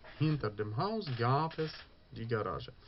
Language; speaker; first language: German; non-native, fluent; Ukrainian